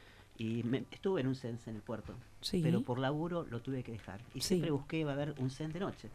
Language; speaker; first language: Spanish; native; Spanish